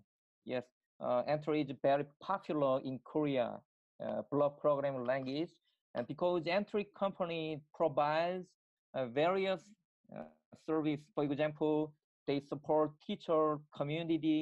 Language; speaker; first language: English; non-native, learner; Korean